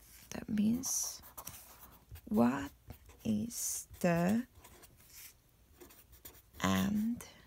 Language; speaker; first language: English; non-native, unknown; Korean